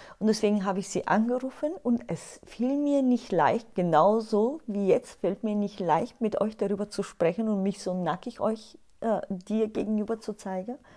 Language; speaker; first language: German; non-native, fluent; Bulgarian